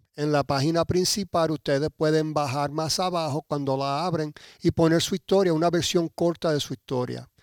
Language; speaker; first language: Spanish; early bilingual, heritage; Spanish